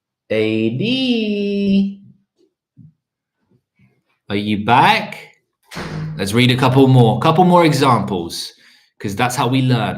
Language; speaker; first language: English; early bilingual, other home language; Polish